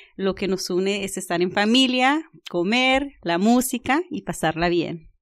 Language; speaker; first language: Spanish; early bilingual, heritage; Spanish